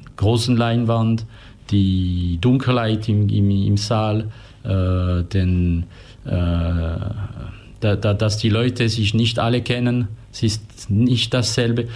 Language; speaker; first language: German; non-native, local second language; French